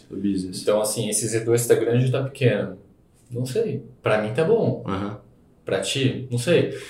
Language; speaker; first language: Portuguese; native; Portuguese